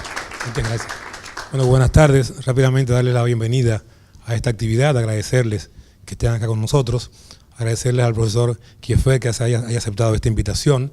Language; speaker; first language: Spanish; native; Spanish